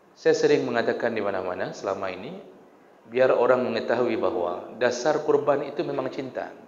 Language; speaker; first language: Malay; non-native, local second language; Achinese